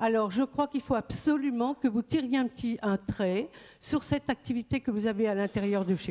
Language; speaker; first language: French; native; French